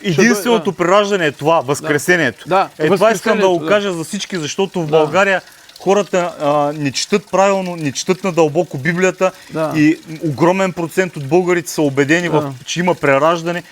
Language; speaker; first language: Bulgarian; native; Bulgarian